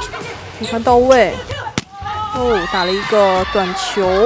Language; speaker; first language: Chinese; native; Chinese